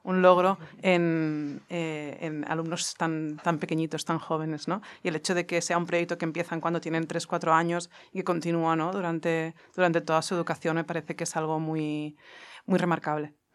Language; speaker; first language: Spanish; native; Spanish